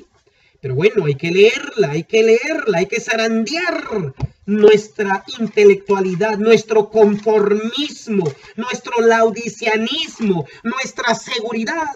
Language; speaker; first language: Spanish; native; Spanish